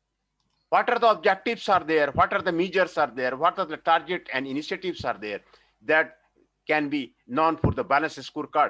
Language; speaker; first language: English; non-native, local second language; Hindi